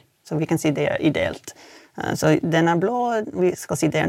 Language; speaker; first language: Swedish; non-native, fluent; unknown